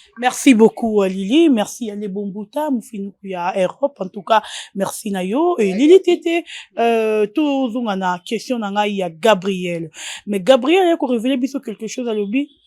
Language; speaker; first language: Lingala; native; Lingala